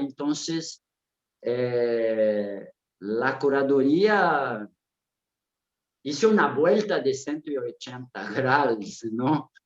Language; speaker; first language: Spanish; non-native, fluent; Portuguese